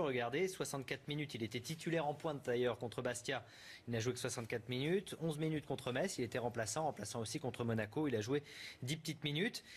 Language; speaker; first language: French; native; French